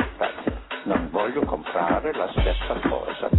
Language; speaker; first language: Italian; non-native, fluent; English